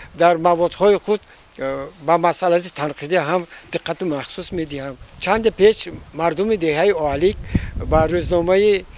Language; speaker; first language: Tajik; native; Tajik